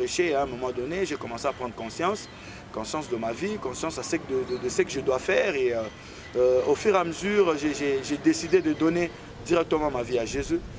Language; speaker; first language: French; non-native, local second language; Swahili